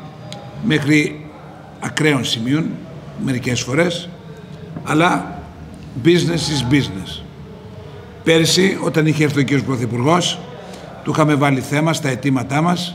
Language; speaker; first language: Greek; native; Greek